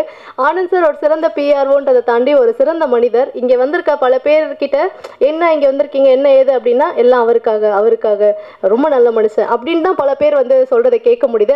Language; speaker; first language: Tamil; native; Tamil